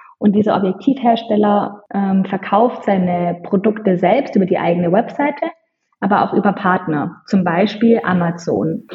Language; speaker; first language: German; native; German